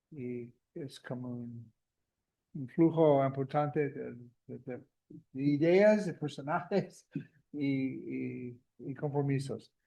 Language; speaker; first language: Spanish; non-native, fluent; English